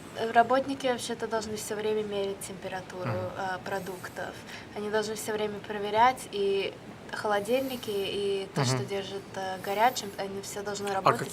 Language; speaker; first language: Russian; early bilingual, other home language; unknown